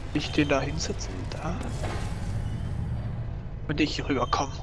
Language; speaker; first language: German; native; German